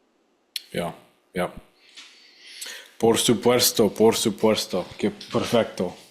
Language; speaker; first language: Spanish; non-native, learner; English